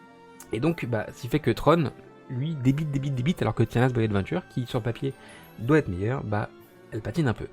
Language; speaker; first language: French; native; French